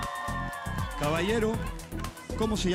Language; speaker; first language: Spanish; native; Spanish